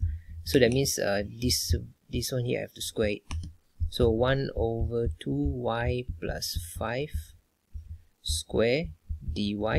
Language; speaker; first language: English; non-native, local second language; Malay